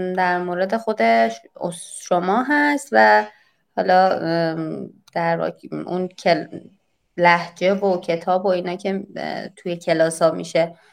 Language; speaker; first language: Persian; native; Persian